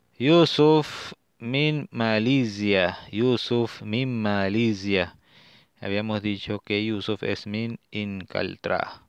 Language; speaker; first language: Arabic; non-native, learner; Spanish